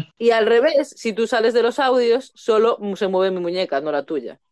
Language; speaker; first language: Spanish; native; Spanish